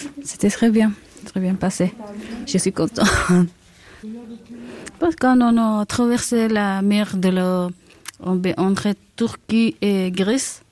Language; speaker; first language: French; non-native, learner; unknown